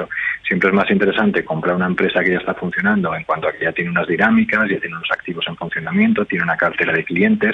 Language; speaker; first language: Spanish; native; Spanish